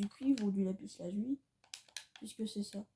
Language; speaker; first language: French; native; French